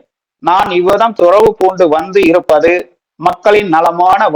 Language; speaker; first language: Tamil; native; Tamil